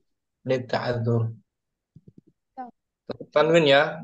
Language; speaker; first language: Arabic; non-native, fluent; Indonesian